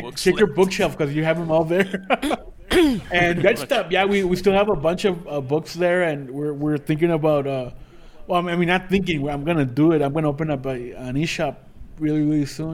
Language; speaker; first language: English; early bilingual, other home language; Spanish